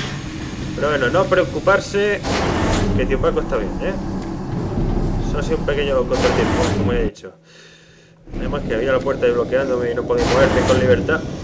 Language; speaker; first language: Spanish; native; Spanish